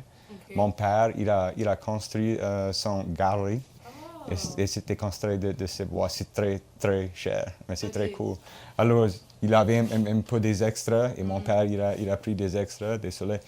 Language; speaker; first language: French; non-native, local second language; English